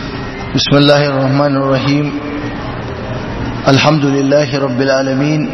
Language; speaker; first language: Arabic; non-native, fluent; Hausa